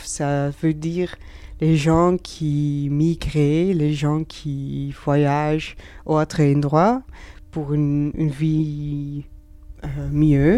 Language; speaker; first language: French; non-native, learner; Dutch